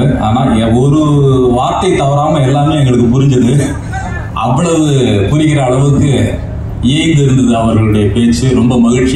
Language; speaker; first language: Tamil; native; Tamil